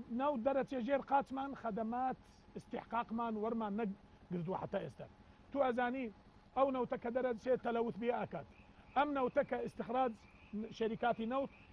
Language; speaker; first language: Central Kurdish; non-native, local second language; Turkish